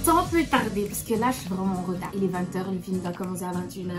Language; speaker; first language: French; non-native, local second language; Wolof